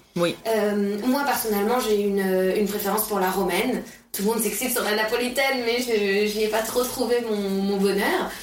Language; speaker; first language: French; native; French